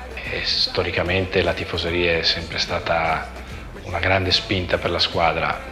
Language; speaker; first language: Italian; native; Italian